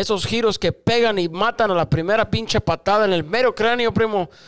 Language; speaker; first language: Spanish; early bilingual, heritage; Spanish